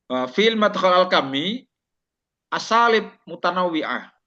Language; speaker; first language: Arabic; non-native, fluent; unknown